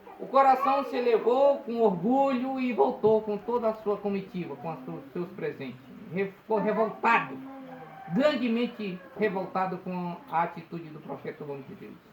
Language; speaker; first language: Portuguese; native; Portuguese